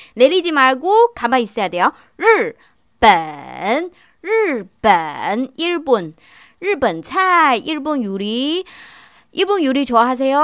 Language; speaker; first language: Korean; non-native, fluent; Chinese